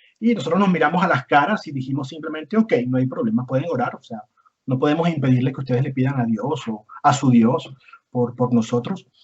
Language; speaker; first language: Spanish; native; Spanish